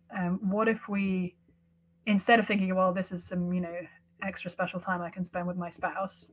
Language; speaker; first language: English; native; English